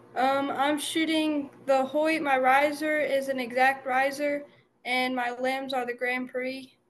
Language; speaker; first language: English; native; English